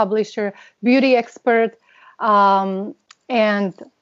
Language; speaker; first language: English; non-native, fluent; Slovak